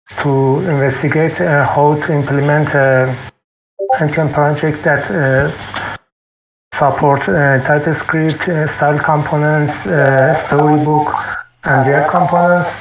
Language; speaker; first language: English; non-native, fluent; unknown